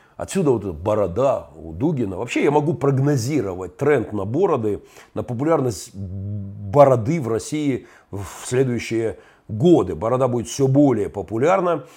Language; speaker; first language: Russian; native; Russian